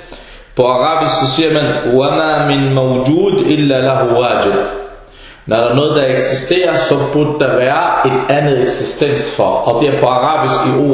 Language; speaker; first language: Danish; early bilingual, other home language; Arabic